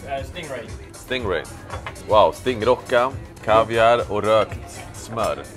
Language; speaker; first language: Swedish; native; Swedish